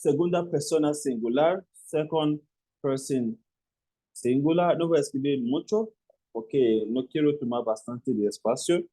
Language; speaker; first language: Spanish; non-native, fluent; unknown